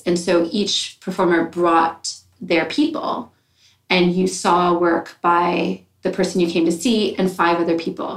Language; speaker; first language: English; native; English